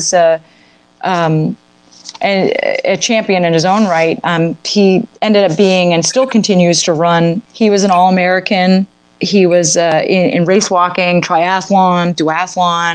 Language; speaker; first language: English; native; English